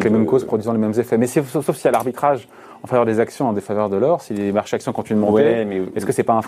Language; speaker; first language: French; native; French